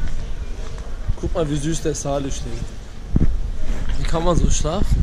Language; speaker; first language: German; early bilingual, other home language; Turkish